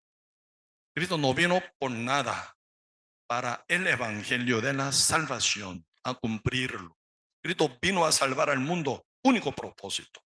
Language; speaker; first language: Spanish; non-native, learner; Korean